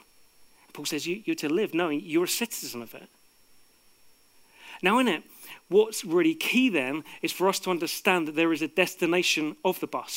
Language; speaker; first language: English; native; English